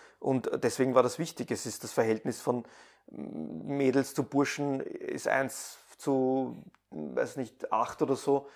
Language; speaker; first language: German; early bilingual, other home language; Persian